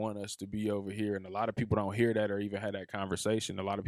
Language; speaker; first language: English; native; English